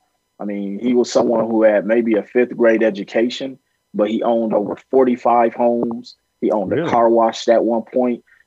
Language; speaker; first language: English; native; English